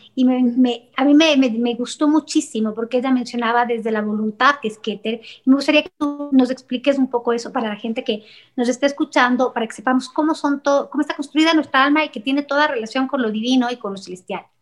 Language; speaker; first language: Spanish; native; Spanish